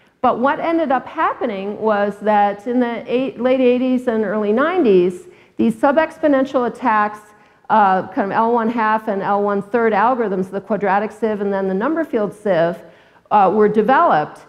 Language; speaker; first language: English; native; English